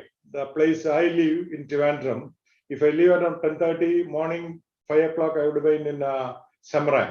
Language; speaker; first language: English; non-native, local second language; Malayalam